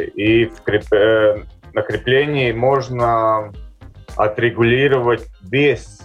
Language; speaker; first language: Russian; non-native, local second language; Latvian